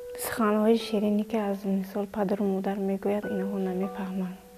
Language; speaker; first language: Tajik; native; Tajik